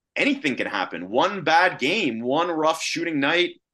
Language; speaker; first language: English; native; English